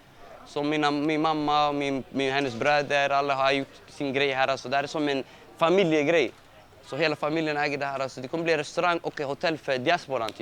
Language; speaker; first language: Swedish; early bilingual, other home language; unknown